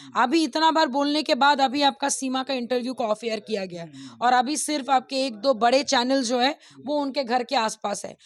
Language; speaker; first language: Hindi; non-native, local second language; Bangla